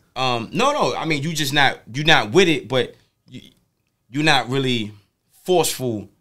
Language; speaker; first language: English; native; English